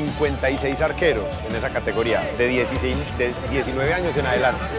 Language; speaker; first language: Spanish; native; Spanish